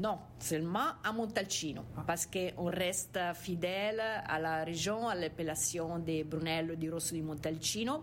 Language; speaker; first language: French; non-native, fluent; Italian